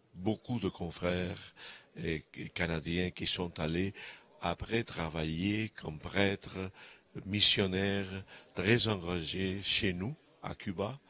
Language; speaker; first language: French; non-native, fluent; Spanish